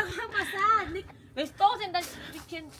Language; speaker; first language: German; non-native, learner; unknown